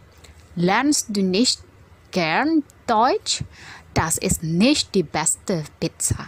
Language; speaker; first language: German; non-native, fluent; Indonesian